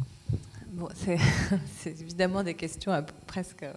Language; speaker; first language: French; non-native, local second language; Arabic